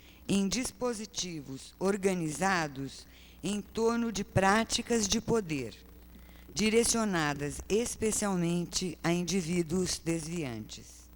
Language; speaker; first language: Portuguese; native; Portuguese